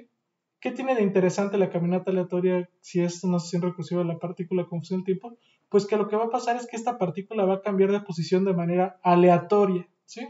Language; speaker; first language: Spanish; native; Spanish